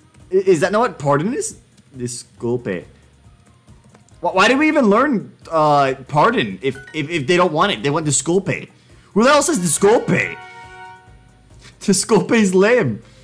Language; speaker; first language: English; native; English